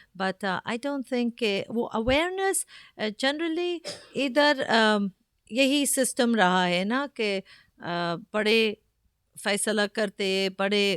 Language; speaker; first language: Urdu; early bilingual, heritage; Urdu